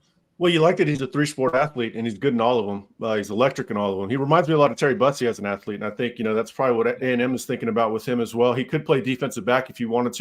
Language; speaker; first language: English; native; English